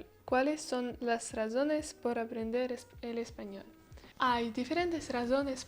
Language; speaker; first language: Spanish; non-native, learner; Russian